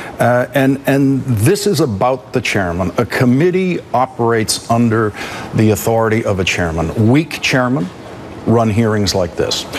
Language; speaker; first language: English; native; English